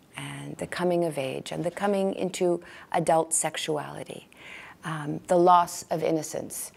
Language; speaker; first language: English; native; English